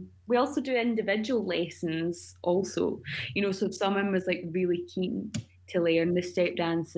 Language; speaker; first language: English; native; English